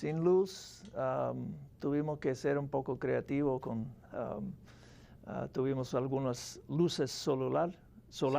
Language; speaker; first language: Spanish; non-native, fluent; English